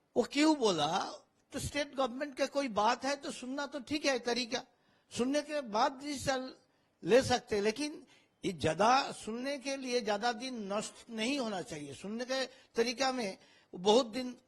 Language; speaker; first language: Hindi; non-native, local second language; Bangla